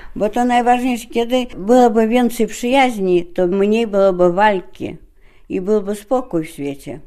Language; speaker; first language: Polish; non-native, fluent; Russian